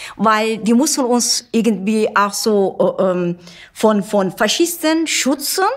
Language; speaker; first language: German; non-native, fluent; Turkish